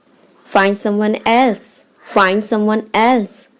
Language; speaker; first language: English; non-native, local second language; Hindi